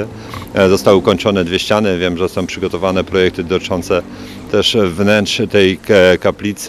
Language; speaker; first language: Polish; native; Polish